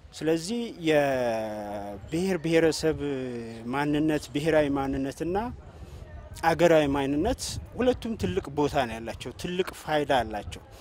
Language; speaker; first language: Amharic; non-native, local second language; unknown